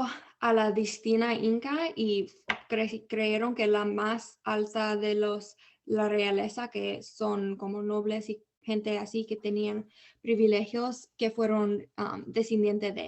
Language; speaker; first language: Spanish; early bilingual, heritage; Spanish